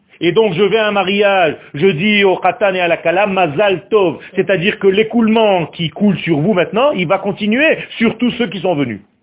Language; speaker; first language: French; non-native, fluent; Hebrew